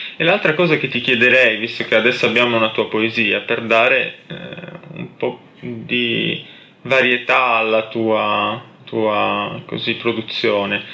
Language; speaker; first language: Italian; native; Italian